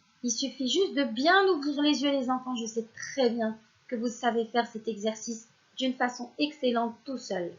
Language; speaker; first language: French; non-native, local second language; Arabic